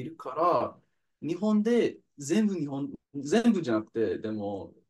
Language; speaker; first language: Japanese; non-native, learner; English